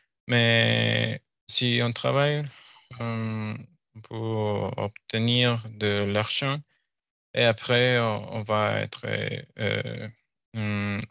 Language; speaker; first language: French; non-native, learner; Spanish